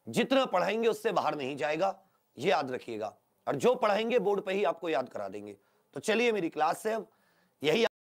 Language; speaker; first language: Hindi; native; Hindi